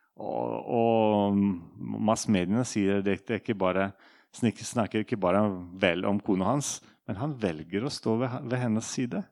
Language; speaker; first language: Norwegian; non-native, fluent; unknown